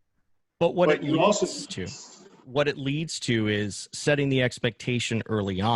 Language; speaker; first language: English; native; English